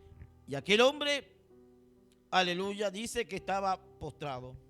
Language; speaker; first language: Spanish; native; Spanish